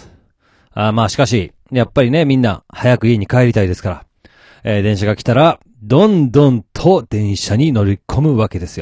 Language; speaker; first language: Japanese; native; Japanese